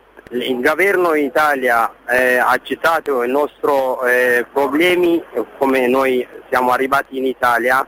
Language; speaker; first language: Italian; non-native, learner; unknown